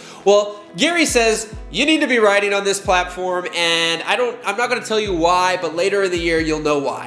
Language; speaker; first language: English; native; English